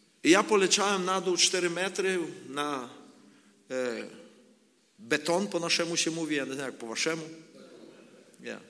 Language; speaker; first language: Polish; non-native, learner; Ukrainian